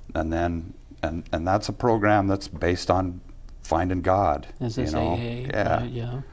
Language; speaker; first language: English; native; English